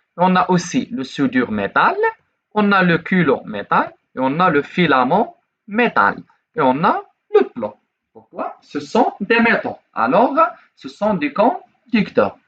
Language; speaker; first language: French; non-native, local second language; Arabic